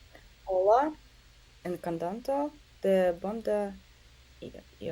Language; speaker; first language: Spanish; non-native, learner; Russian